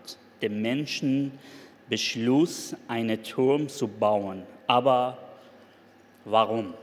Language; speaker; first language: German; non-native, fluent; Persian